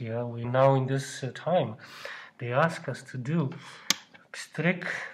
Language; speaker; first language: English; non-native, fluent; Polish